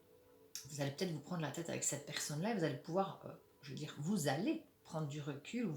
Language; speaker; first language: French; native; French